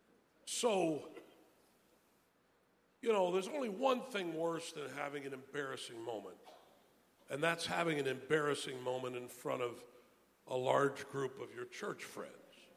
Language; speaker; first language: English; native; English